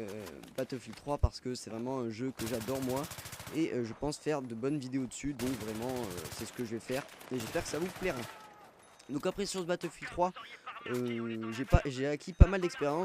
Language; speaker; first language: French; native; French